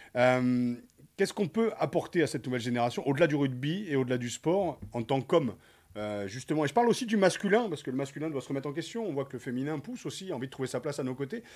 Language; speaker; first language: French; native; French